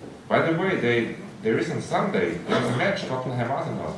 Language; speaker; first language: English; non-native, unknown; German